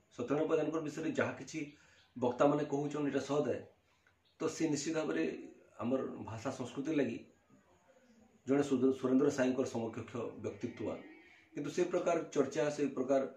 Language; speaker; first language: Odia; native; Odia